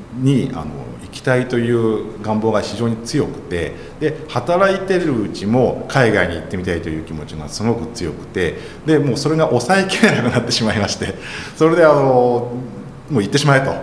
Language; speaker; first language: Japanese; native; Japanese